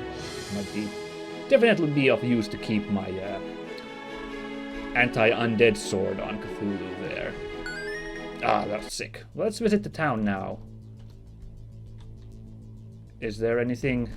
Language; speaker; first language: English; native; English